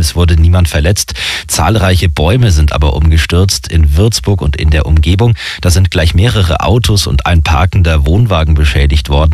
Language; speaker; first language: German; native; German